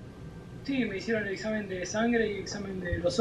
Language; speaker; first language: Spanish; native; Spanish